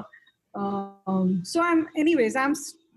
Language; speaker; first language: English; non-native, local second language; Hindi